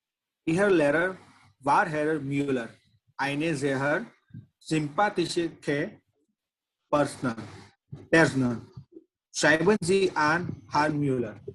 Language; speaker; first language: German; non-native, learner; Gujarati